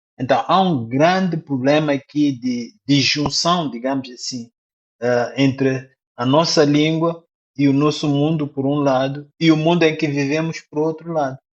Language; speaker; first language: Portuguese; non-native, local second language; Tsonga